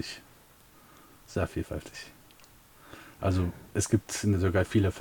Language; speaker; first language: German; early bilingual, other home language; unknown